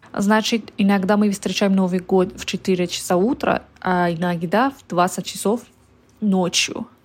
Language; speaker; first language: Russian; non-native, fluent; Persian